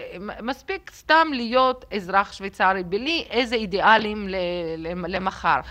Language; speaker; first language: Hebrew; native; Hebrew